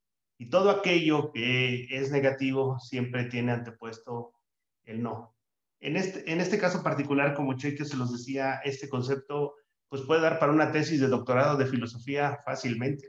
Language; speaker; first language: Spanish; native; Spanish